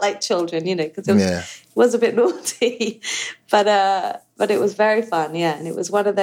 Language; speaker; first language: English; native; English